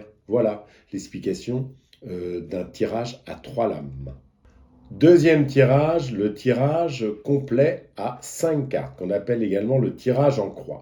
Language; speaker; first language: French; native; French